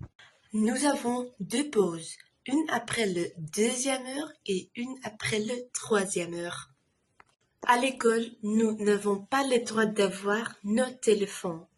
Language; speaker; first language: French; non-native, learner; Dutch